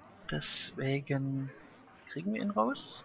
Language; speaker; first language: German; native; German